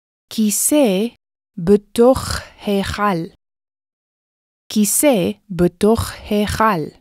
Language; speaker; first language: Hebrew; non-native, fluent; English